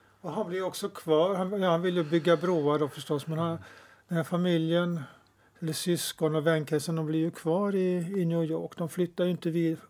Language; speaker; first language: Swedish; native; Swedish